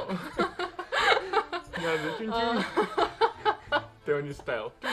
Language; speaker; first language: Chinese; non-native, fluent; Russian